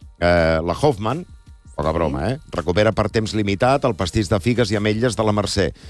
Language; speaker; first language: Catalan; native; Catalan